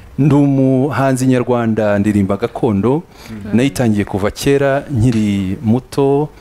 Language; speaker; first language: Kinyarwanda; early bilingual, heritage; Kinyarwanda